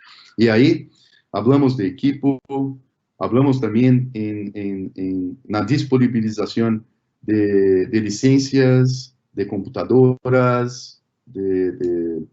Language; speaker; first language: Spanish; non-native, fluent; Portuguese